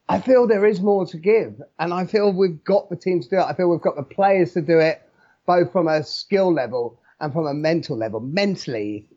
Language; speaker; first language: English; native; English